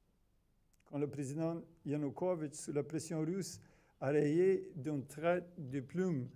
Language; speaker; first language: French; non-native, fluent; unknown